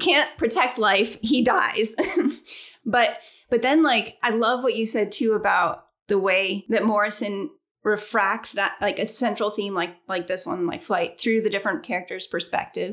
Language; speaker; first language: English; native; English